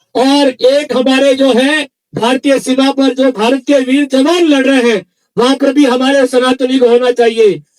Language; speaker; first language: Hindi; non-native, local second language; Kannada